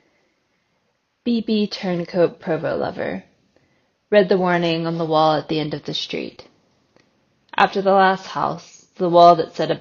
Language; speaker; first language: English; native; English